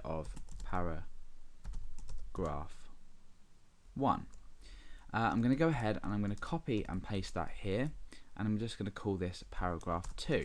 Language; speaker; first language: English; native; English